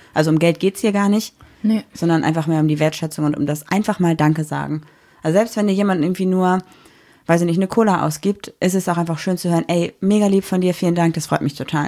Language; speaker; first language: German; native; German